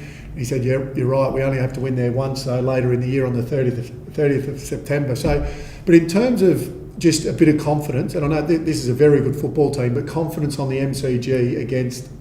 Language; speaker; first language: English; native; English